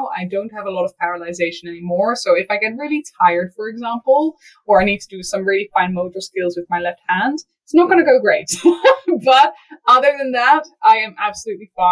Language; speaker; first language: English; non-native, fluent; Dutch